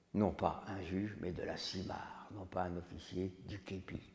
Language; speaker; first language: French; native; French